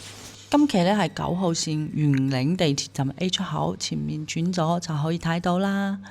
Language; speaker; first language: Chinese; non-native, local second language; Hakka Chinese